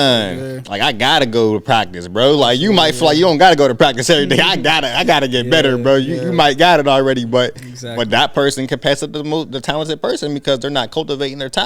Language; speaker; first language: English; native; English